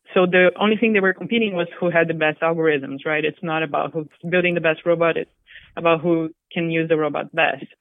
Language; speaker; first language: English; non-native, fluent; Portuguese